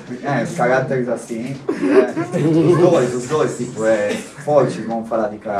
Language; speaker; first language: Portuguese; non-native, local second language; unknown